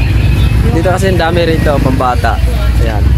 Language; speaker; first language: Filipino; non-native, local second language; Hiligaynon